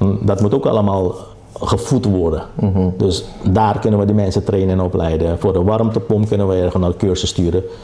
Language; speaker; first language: Dutch; early bilingual, other home language; Caribbean Hindustani